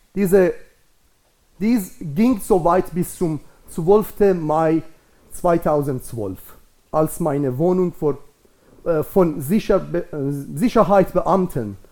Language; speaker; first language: German; non-native, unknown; Persian